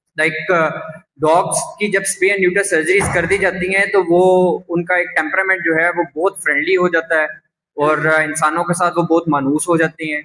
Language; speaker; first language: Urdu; non-native, local second language; Punjabi